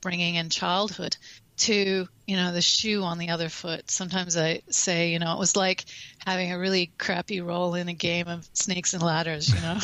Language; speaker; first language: English; native; English